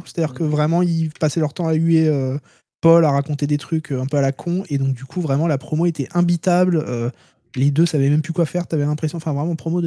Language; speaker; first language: French; native; French